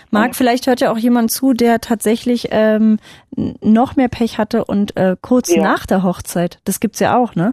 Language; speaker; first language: German; native; German